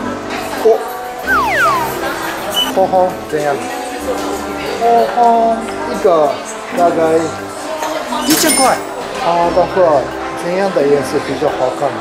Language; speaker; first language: Chinese; non-native, learner; Japanese